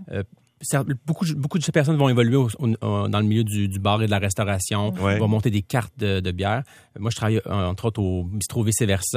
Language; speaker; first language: French; native; French